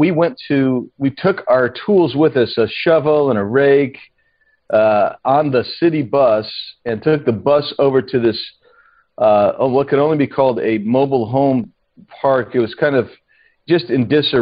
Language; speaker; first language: English; native; English